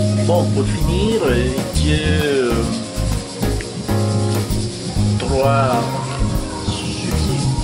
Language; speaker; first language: French; non-native, fluent; Spanish